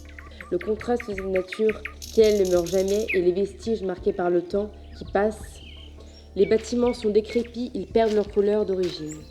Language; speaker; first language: French; native; French